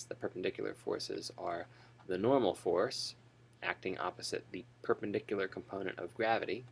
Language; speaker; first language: English; native; English